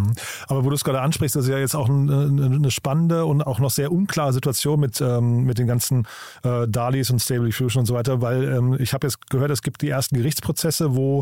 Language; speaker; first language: German; native; German